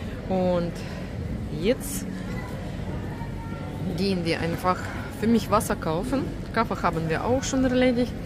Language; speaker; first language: German; non-native, learner; Russian